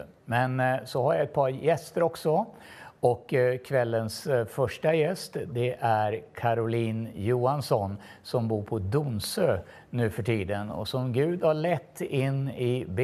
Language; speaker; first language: Swedish; native; Swedish